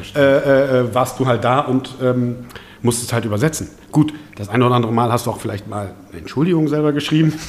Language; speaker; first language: German; native; German